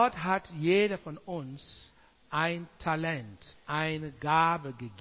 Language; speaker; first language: German; non-native, learner; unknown